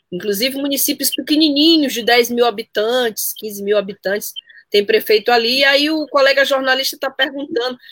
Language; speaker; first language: Portuguese; native; Portuguese